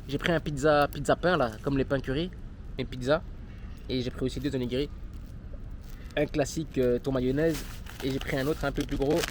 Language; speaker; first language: French; native; French